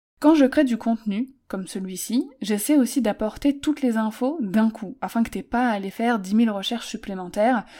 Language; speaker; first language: French; native; French